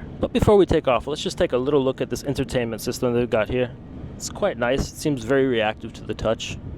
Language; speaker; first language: English; native; English